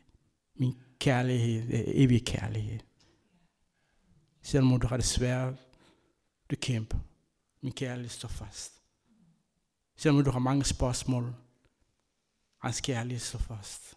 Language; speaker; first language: Danish; non-native, fluent; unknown